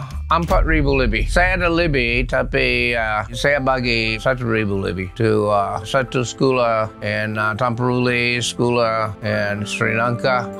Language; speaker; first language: Indonesian; non-native, learner; English